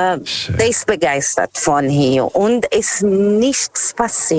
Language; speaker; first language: German; non-native, fluent; Portuguese